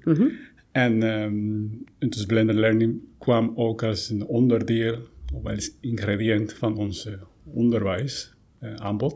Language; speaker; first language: Dutch; non-native, fluent; Spanish